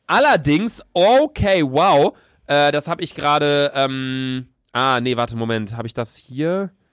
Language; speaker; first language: German; native; German